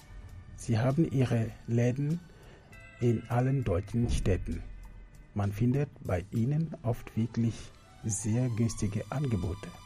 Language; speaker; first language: German; non-native, fluent; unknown